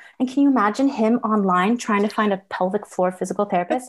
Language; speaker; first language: English; early bilingual, other home language; Norwegian